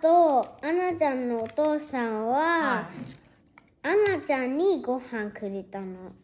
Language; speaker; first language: Japanese; early bilingual, heritage; Japanese